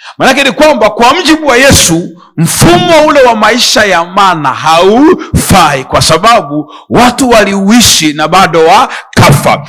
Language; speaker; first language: Swahili; native; Swahili